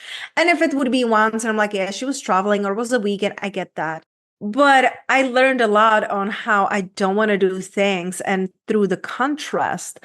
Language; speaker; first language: English; non-native, fluent; Czech